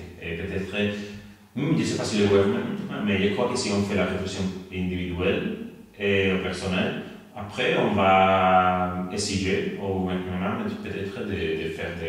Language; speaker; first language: French; non-native, learner; Spanish